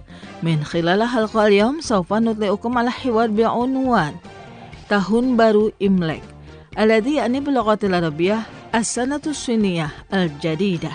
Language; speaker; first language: Arabic; non-native, fluent; Indonesian